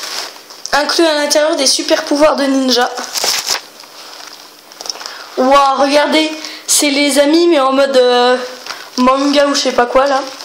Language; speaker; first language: French; native; French